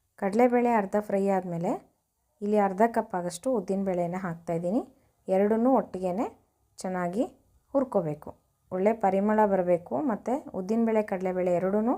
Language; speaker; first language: Kannada; native; Kannada